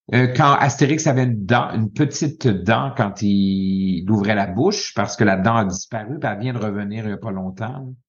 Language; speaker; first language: French; native; French